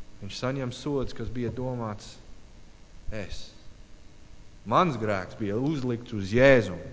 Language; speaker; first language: Latvian; non-native, learner; English